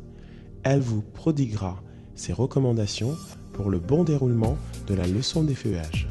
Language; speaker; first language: French; native; French